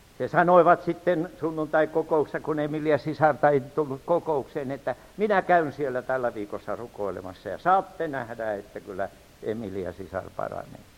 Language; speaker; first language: Finnish; native; Finnish